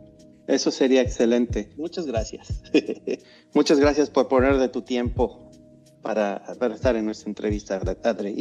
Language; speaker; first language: Spanish; non-native, fluent; English